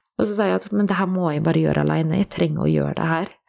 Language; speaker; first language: Norwegian; native; Norwegian